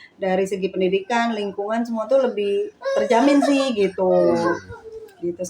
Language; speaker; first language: Indonesian; native; Indonesian